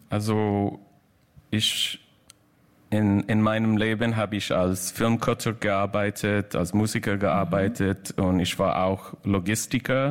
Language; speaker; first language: German; non-native, learner; English